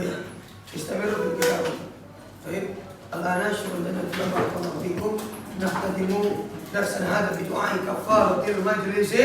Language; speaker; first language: Arabic; non-native, learner; Indonesian